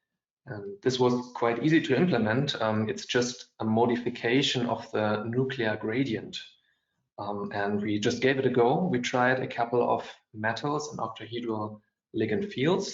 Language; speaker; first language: English; non-native, fluent; German